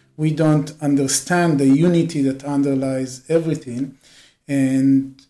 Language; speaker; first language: English; non-native, fluent; Hebrew